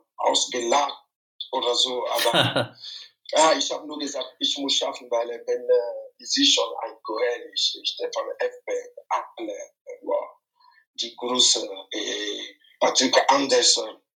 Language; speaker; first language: German; non-native, fluent; French